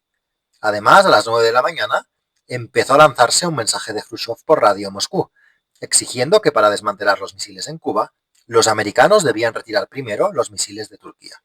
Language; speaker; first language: Spanish; native; Spanish